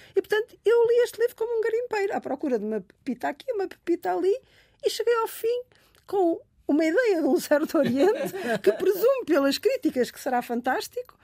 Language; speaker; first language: Portuguese; native; Portuguese